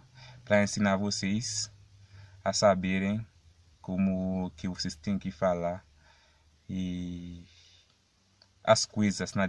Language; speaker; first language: Portuguese; non-native, fluent; Haitian Creole